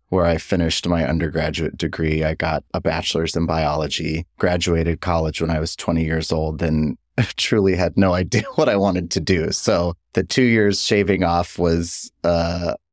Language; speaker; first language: English; native; English